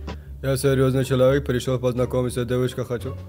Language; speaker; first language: Russian; non-native, learner; Tajik